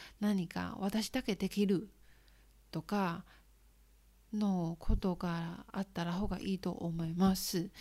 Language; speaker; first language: Japanese; non-native, learner; Chinese